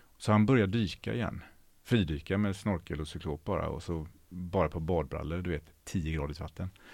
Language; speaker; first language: Swedish; native; Swedish